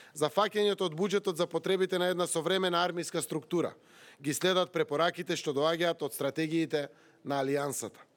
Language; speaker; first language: Macedonian; native; Macedonian